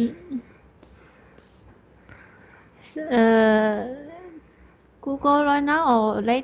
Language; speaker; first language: English; non-native, learner; Chinese